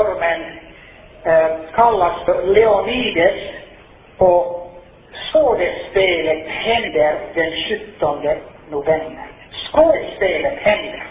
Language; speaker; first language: Swedish; non-native, fluent; Finnish